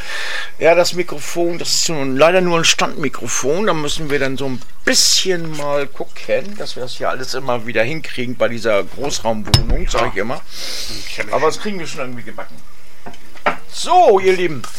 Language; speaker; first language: German; native; German